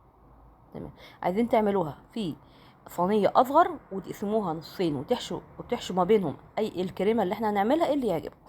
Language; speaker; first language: Arabic; native; Arabic